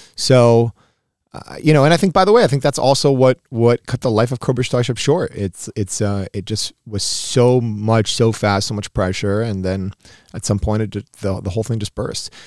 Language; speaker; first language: English; early bilingual, other home language; Spanish